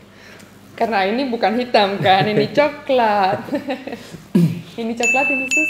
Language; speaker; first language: Indonesian; non-native, fluent; Romanian